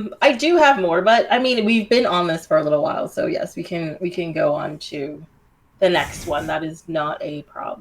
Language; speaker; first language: English; native; English